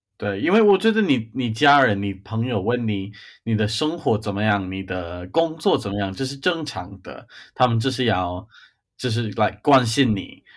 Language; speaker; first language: Chinese; non-native, fluent; English